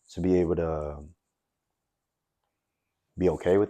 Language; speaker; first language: English; native; English